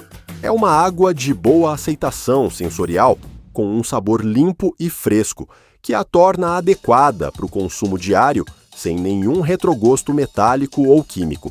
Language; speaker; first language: Portuguese; native; Portuguese